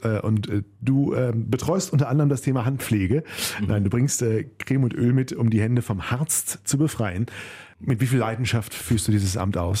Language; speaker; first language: German; native; German